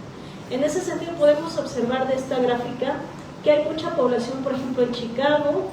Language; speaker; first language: Spanish; native; Spanish